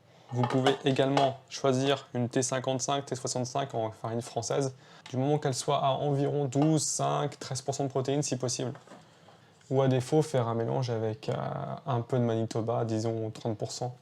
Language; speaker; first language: French; native; French